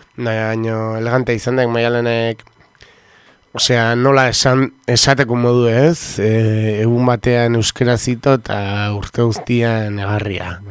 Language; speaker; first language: Basque; native; Basque